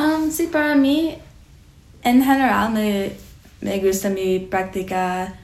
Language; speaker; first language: Spanish; non-native, learner; English